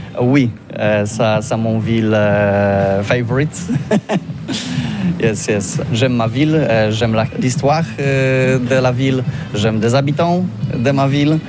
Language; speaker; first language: French; non-native, learner; Polish